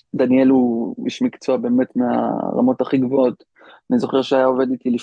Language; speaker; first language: Hebrew; native; Hebrew